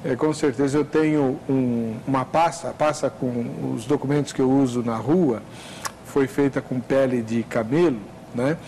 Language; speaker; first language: Portuguese; native; Portuguese